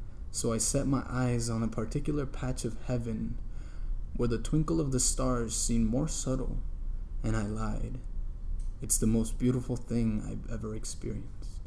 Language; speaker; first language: English; early bilingual, other home language; Spanish